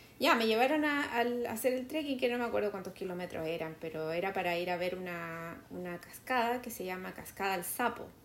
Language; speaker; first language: Spanish; native; Spanish